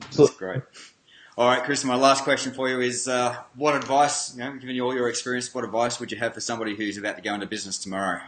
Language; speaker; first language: English; native; English